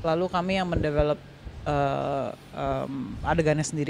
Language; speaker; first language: Indonesian; native; Indonesian